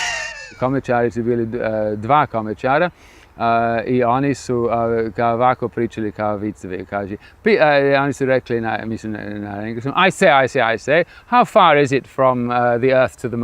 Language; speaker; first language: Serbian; non-native, fluent; English